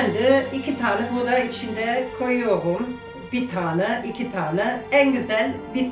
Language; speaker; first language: Turkish; non-native, learner; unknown